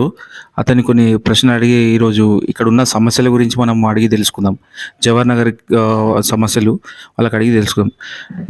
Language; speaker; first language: Telugu; native; Telugu